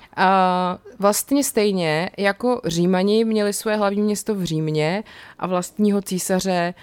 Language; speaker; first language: Czech; native; Czech